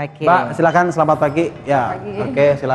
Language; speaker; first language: Indonesian; native; Indonesian